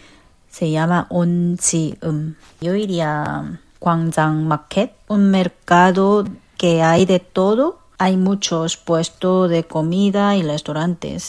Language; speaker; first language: Spanish; non-native, fluent; Korean